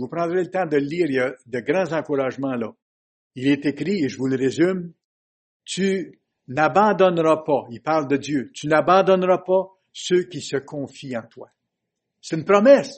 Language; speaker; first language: French; native; French